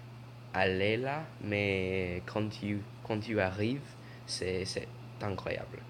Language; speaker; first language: French; non-native, learner; English